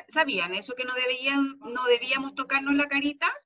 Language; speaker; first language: Spanish; native; Spanish